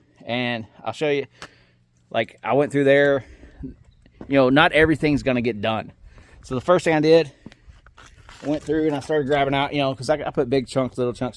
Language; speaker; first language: English; native; English